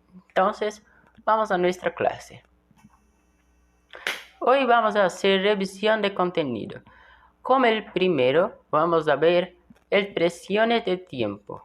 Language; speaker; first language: Spanish; non-native, learner; Portuguese